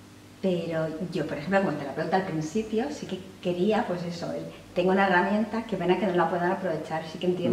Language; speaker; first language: Spanish; native; Spanish